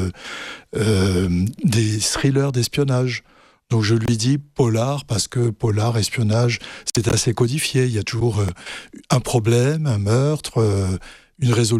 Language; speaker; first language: French; native; French